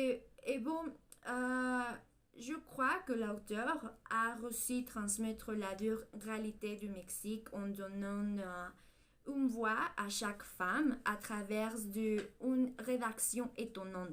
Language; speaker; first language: French; non-native, learner; Spanish